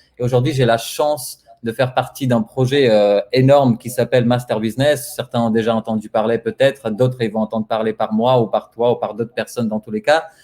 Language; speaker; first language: French; non-native, fluent; Bulgarian